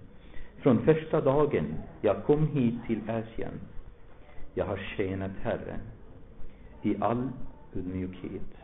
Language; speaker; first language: Swedish; non-native, fluent; Arabic